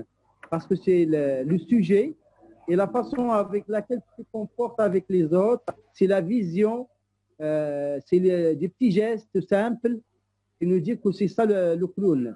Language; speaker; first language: French; non-native, local second language; Arabic